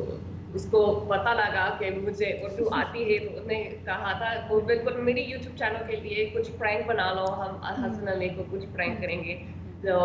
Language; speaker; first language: Hindi; non-native, learner; English